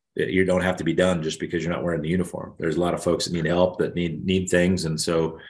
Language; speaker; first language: English; native; English